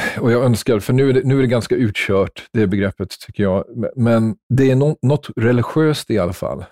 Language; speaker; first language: Swedish; non-native, fluent; English